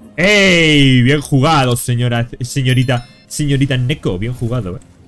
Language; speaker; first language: Spanish; native; Spanish